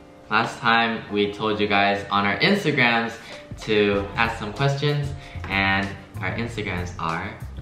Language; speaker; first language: English; early bilingual, other home language; Chinese